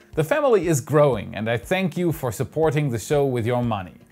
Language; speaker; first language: English; non-native, fluent; German